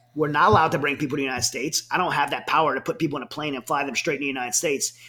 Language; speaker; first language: English; native; English